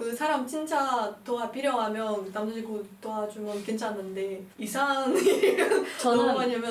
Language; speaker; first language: Korean; non-native, fluent; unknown